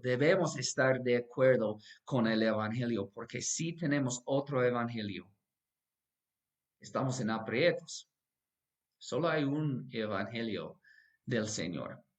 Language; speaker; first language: Spanish; non-native, fluent; English